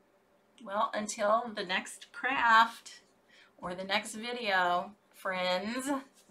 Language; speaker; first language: English; native; English